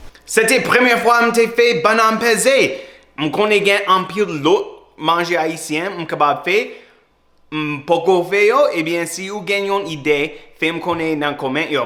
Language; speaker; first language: Haitian Creole; non-native, learner; English